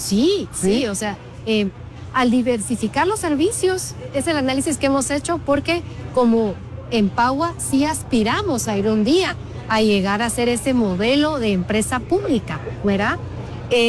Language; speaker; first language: Spanish; native; Spanish